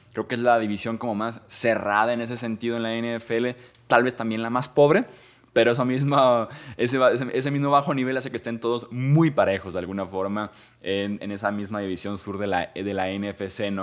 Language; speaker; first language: Spanish; native; Spanish